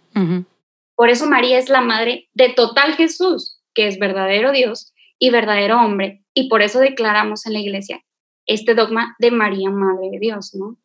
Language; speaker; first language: Spanish; native; Spanish